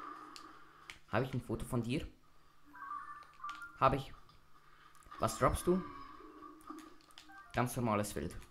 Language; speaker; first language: German; native; German